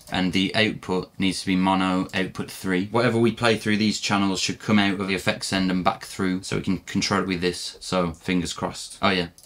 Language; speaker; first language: English; native; English